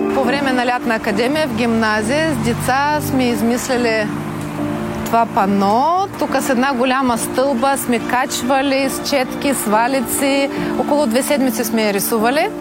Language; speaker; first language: Bulgarian; non-native, fluent; Ukrainian